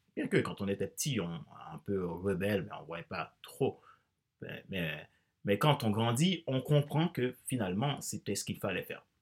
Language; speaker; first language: French; non-native, local second language; Haitian Creole